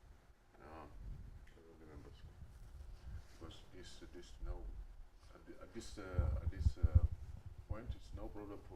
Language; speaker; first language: English; non-native, learner; Wolof